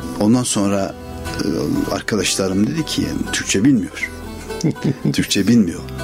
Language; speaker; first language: Turkish; native; Turkish